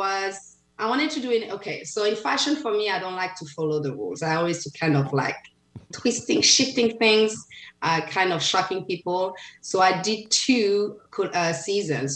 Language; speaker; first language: English; non-native, fluent; French